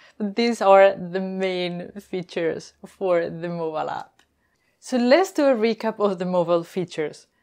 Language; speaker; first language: English; non-native, fluent; Spanish